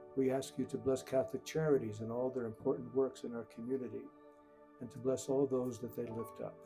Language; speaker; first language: English; native; English